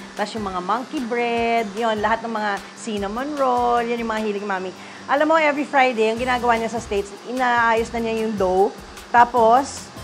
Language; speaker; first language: Filipino; native; Filipino